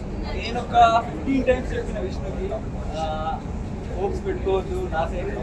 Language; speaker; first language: Telugu; non-native, local second language; Kannada